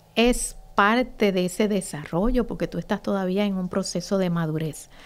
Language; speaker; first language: Spanish; native; Spanish